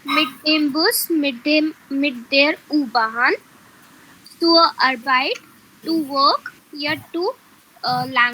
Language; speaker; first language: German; non-native, fluent; Hindi